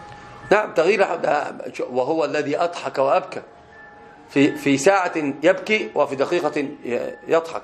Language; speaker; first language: Arabic; native; Arabic